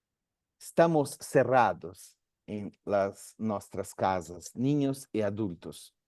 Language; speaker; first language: Spanish; non-native, learner; Portuguese